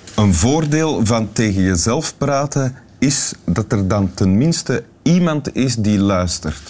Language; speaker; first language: Dutch; native; Dutch